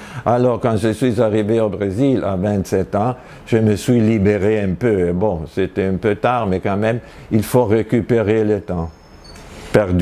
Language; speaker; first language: French; non-native, fluent; Spanish